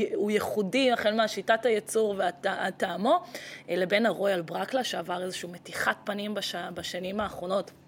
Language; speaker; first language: Hebrew; early bilingual, other home language; Russian